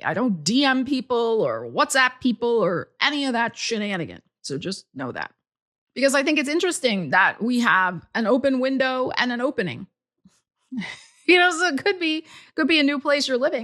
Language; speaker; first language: English; native; English